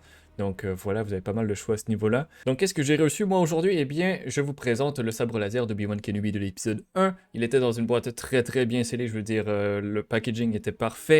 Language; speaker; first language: French; native; French